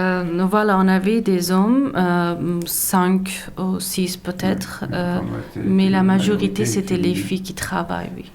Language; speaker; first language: French; non-native, learner; Persian